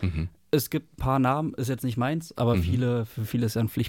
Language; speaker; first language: German; native; German